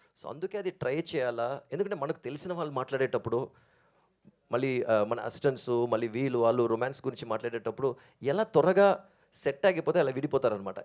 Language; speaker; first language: Telugu; native; Telugu